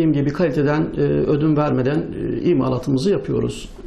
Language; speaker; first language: Turkish; native; Turkish